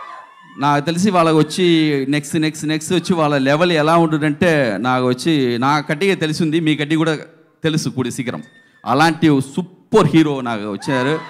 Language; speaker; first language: Telugu; non-native, learner; Tamil